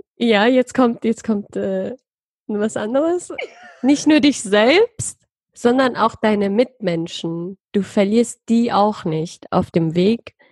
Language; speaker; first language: German; early bilingual, other home language; Persian